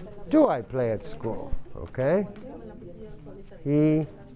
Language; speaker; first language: English; native; English